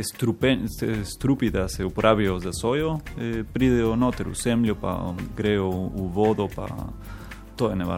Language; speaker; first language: Slovenian; non-native, learner; Spanish